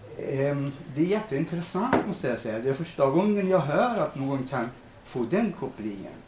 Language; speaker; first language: Swedish; non-native, fluent; Kurdish